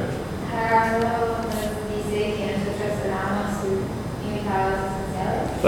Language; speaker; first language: Spanish; non-native, learner; English